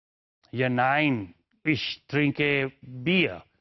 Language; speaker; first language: German; non-native, fluent; Urdu